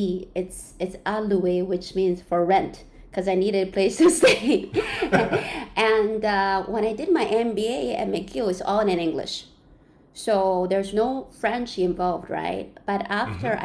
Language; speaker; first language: English; non-native, fluent; Chinese